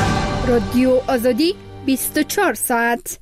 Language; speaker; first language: Persian; non-native, learner; Arabic